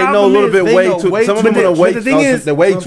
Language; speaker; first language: English; native; English